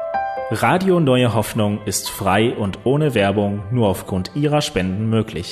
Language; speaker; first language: German; native; German